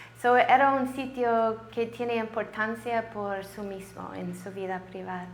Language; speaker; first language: Spanish; non-native, learner; English